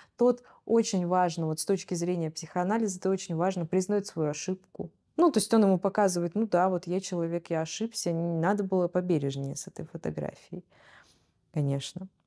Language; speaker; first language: Russian; native; Russian